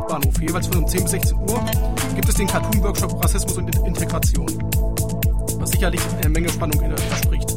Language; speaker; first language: German; native; German